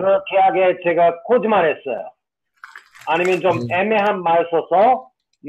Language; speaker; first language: Korean; non-native, fluent; English